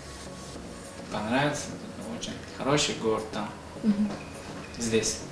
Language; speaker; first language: Russian; non-native, learner; Uzbek